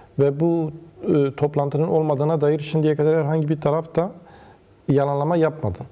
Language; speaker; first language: Turkish; non-native, local second language; Kurdish